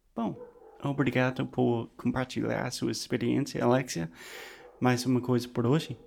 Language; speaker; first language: Portuguese; non-native, fluent; English